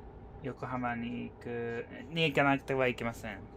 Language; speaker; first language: Japanese; non-native, learner; English